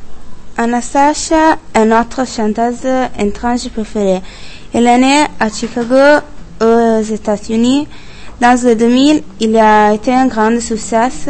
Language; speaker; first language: French; non-native, learner; Italian